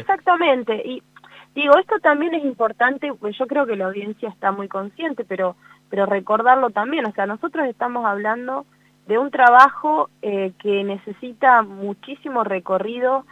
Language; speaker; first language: Spanish; native; Spanish